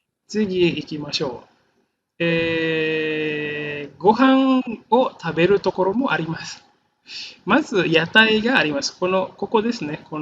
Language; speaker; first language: Japanese; non-native, fluent; Indonesian